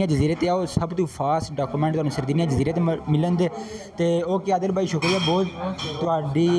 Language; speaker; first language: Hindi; non-native, local second language; Punjabi